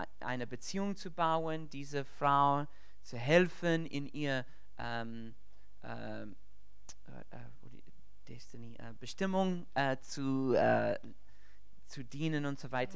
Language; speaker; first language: German; non-native, learner; English